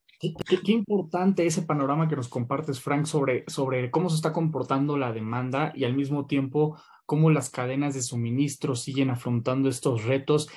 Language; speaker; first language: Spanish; native; Spanish